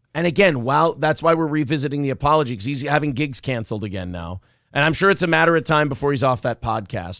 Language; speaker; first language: English; native; English